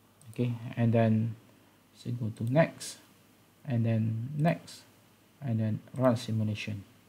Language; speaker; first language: English; non-native, local second language; Malay